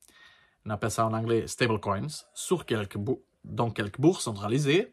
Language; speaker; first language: French; non-native, learner; Portuguese